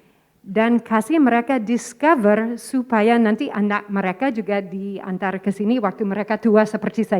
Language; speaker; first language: Indonesian; non-native, fluent; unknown